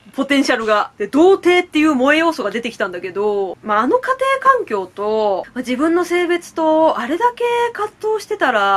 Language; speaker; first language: Japanese; native; Japanese